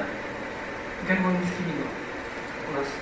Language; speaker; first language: Russian; non-native, fluent; Arabic